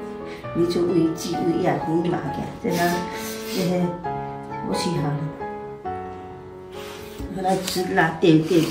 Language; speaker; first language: Chinese; native; Chinese